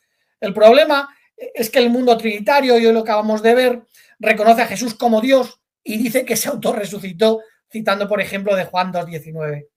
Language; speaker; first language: Spanish; native; Spanish